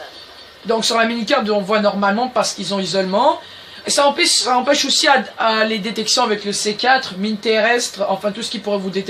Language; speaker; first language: French; native; French